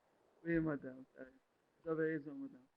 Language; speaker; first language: French; non-native, learner; Arabic